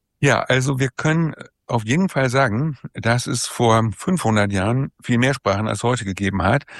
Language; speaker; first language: German; native; German